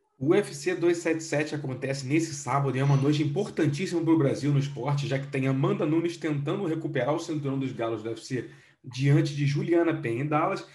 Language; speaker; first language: Portuguese; native; Portuguese